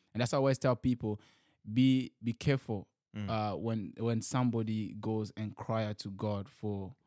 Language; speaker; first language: English; early bilingual, other home language; Lingala